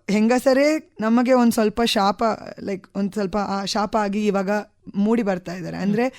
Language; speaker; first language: Kannada; native; Kannada